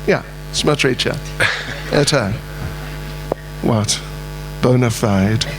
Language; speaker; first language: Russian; non-native, learner; English